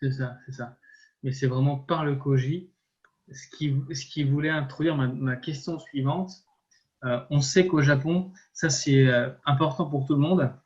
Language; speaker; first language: French; native; French